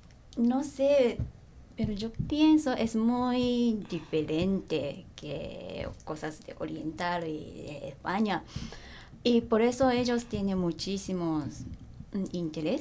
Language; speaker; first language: Spanish; non-native, learner; Japanese